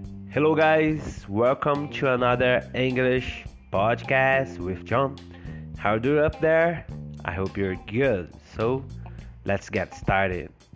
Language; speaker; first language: English; non-native, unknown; Portuguese